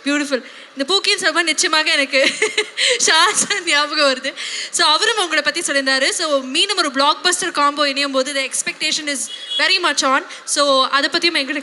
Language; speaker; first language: Tamil; native; Tamil